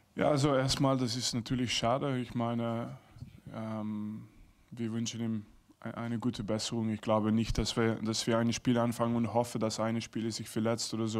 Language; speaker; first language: German; non-native, fluent; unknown